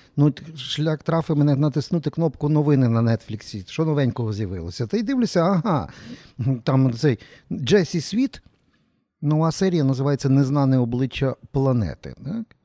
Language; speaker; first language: Ukrainian; native; Ukrainian